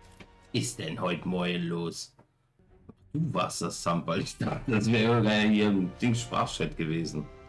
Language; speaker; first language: German; native; German